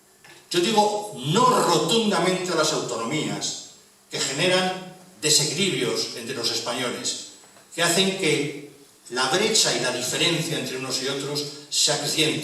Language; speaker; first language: Spanish; native; Spanish